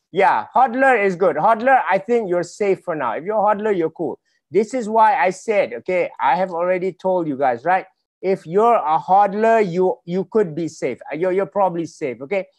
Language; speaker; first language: English; non-native, local second language; Malay